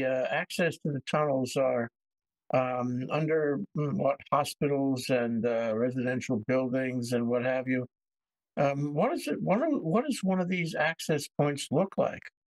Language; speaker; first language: English; native; English